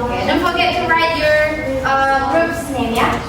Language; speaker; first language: English; non-native, learner; Indonesian